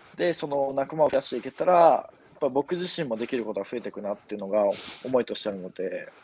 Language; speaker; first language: Japanese; native; Japanese